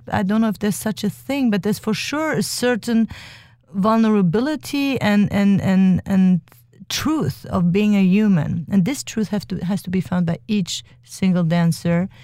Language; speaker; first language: English; early bilingual, other home language; German